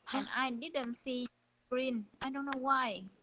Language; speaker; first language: English; non-native, learner; Vietnamese